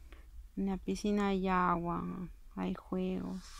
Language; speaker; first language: Spanish; native; Spanish